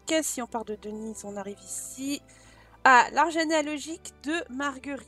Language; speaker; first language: French; native; French